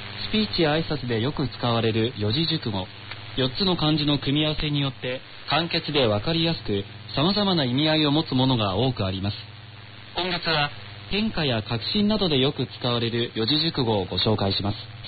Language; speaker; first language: Japanese; non-native, fluent; Chinese